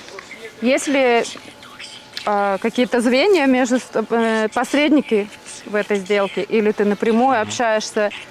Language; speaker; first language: Russian; native; Russian